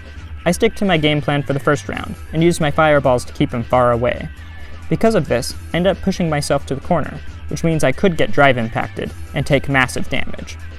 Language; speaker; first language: English; native; English